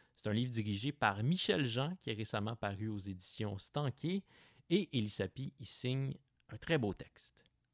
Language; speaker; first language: French; native; French